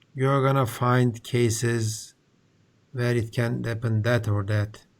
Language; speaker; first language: English; non-native, fluent; Turkish